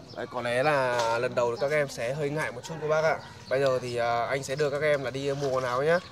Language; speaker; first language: Vietnamese; native; Vietnamese